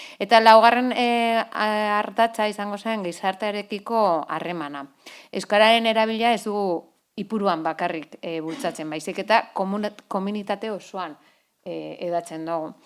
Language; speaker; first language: Basque; non-native, local second language; Spanish